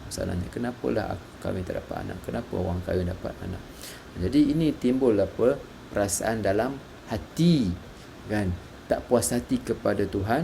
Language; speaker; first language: Malay; native; Malay